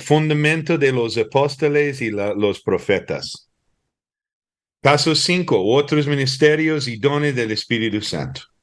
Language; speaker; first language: Spanish; early bilingual, heritage; Spanish